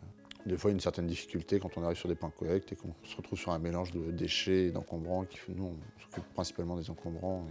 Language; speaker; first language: French; native; French